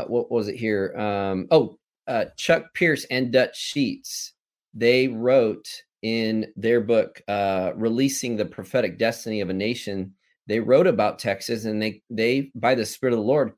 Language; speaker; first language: English; native; English